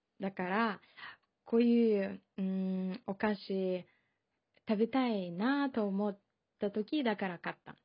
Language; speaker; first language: Japanese; non-native, fluent; Russian